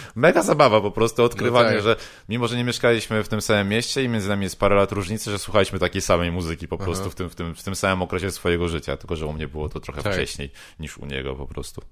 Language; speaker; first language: Polish; native; Polish